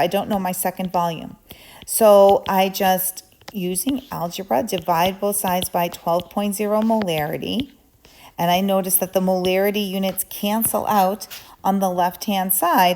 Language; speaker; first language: English; native; English